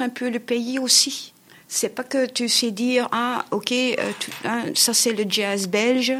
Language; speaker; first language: French; native; French